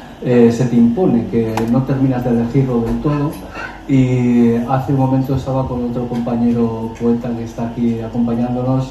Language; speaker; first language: Spanish; native; Spanish